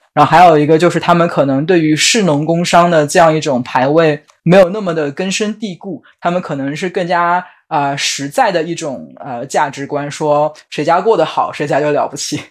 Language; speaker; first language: Chinese; native; Chinese